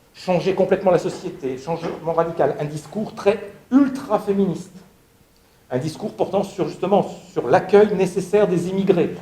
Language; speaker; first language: French; native; French